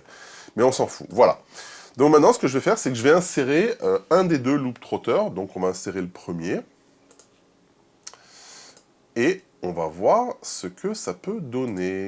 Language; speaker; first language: French; native; French